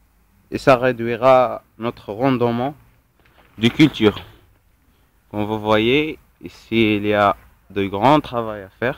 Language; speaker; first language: French; non-native, local second language; Arabic